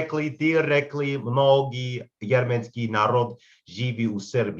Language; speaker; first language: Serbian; non-native, learner; English